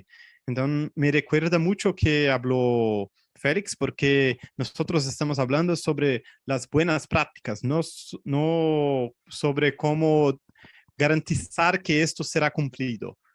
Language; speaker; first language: Spanish; non-native, fluent; Portuguese